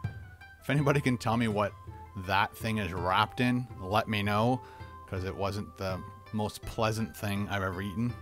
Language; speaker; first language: English; native; English